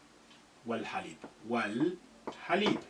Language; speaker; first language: Arabic; non-native, fluent; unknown